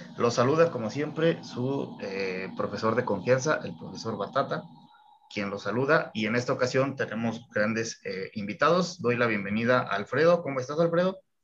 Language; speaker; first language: Spanish; native; Spanish